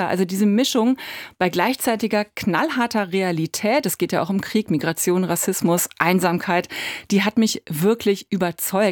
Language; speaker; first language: German; native; German